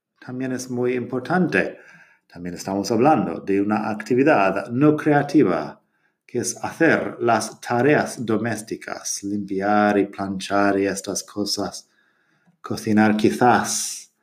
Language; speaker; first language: Spanish; non-native, fluent; English